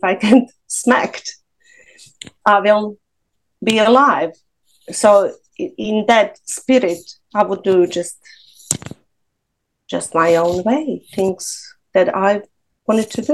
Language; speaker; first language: English; non-native, fluent; Serbian